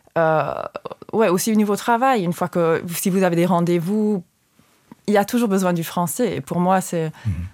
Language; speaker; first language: French; non-native, local second language; Luxembourgish